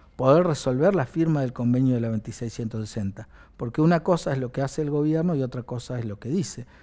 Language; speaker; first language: Spanish; native; Spanish